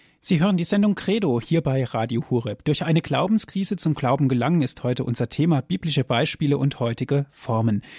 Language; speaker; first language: German; native; German